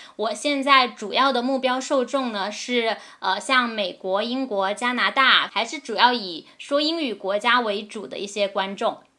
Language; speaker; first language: Chinese; native; Chinese